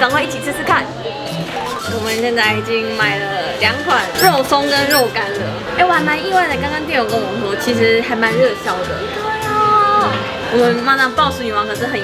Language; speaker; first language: Chinese; native; Chinese